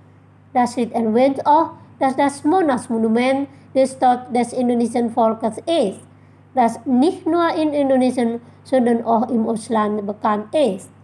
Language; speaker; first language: German; non-native, fluent; Indonesian